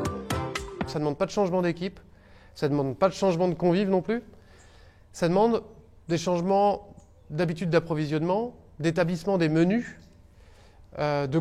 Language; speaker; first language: French; native; French